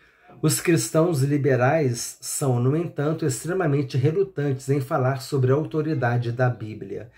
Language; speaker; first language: Portuguese; native; Portuguese